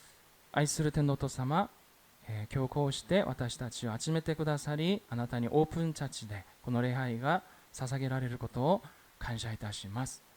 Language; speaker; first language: Japanese; non-native, fluent; Korean